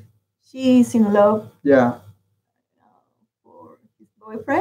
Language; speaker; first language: English; non-native, learner; Spanish